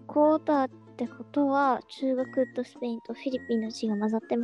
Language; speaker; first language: Japanese; non-native, learner; Filipino